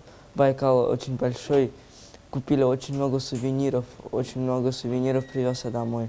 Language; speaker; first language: Russian; non-native, local second language; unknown